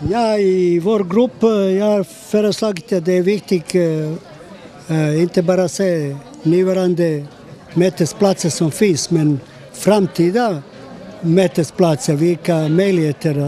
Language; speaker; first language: Swedish; non-native, fluent; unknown